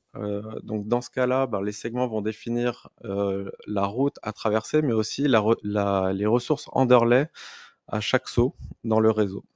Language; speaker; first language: French; native; French